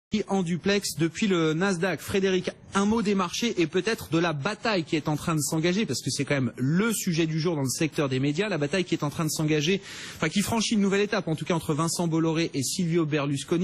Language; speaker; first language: French; native; French